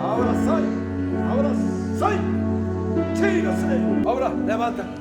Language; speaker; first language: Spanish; non-native, learner; Korean